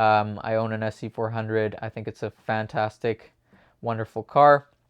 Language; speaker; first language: English; native; English